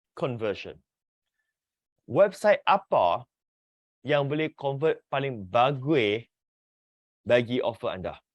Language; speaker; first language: Malay; non-native, local second language; Chinese